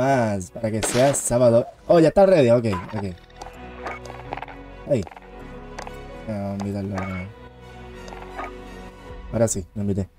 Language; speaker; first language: Spanish; native; Spanish